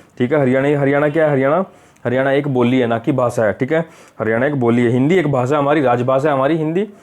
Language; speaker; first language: Hindi; native; Hindi